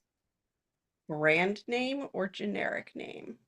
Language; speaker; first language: English; native; English